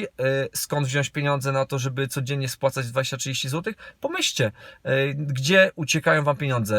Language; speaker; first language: Polish; native; Polish